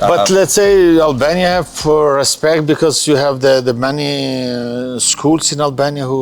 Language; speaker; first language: English; non-native, learner; Albanian